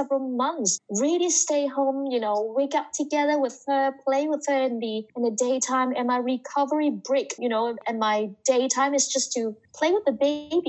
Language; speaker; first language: English; non-native, local second language; Cantonese